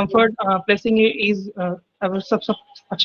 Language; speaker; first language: Hindi; native; Hindi